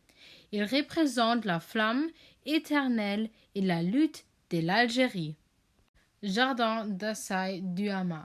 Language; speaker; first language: French; non-native, learner; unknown